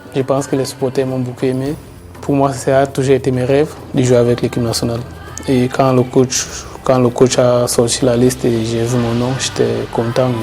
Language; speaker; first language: French; non-native, local second language; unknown